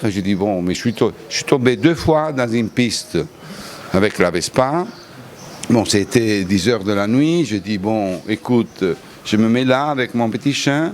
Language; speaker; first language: French; non-native, fluent; Italian